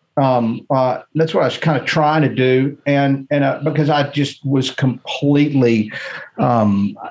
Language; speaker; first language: English; native; English